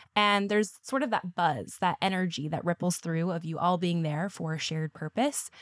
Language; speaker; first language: English; native; English